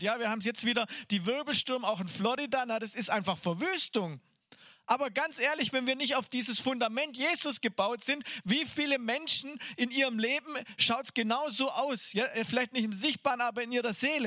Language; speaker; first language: German; native; German